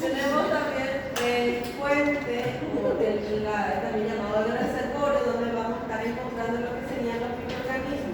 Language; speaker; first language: Spanish; native; Spanish